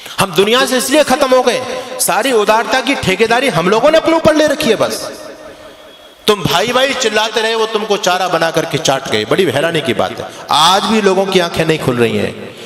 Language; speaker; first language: Hindi; native; Hindi